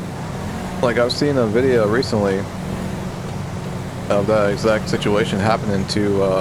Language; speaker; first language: English; native; English